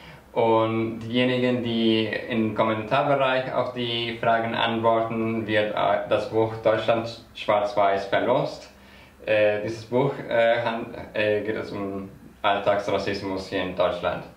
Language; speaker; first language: German; non-native, fluent; Portuguese